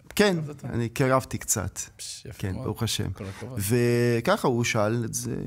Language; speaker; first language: Hebrew; non-native, fluent; Ukrainian